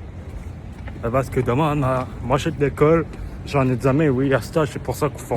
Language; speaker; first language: French; native; French